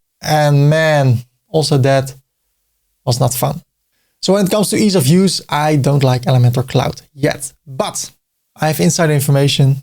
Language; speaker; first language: English; non-native, fluent; Dutch